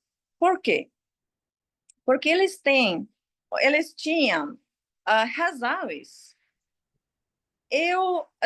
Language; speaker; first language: Portuguese; non-native, learner; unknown